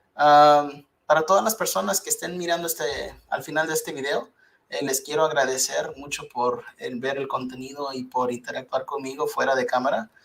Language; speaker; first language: Spanish; early bilingual, heritage; Spanish